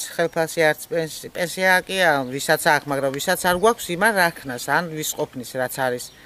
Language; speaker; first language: Georgian; native; Georgian